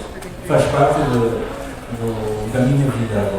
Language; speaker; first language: Portuguese; non-native, learner; English